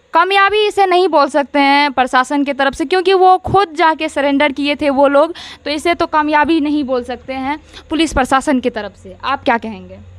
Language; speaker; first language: Hindi; native; Hindi